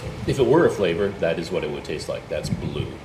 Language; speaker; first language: English; native; English